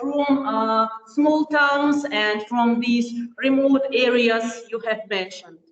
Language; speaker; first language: English; non-native, fluent; Russian